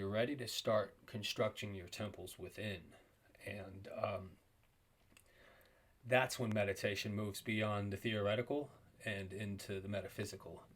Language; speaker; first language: English; native; English